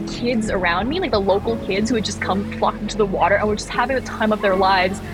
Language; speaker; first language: English; early bilingual, other home language; Thai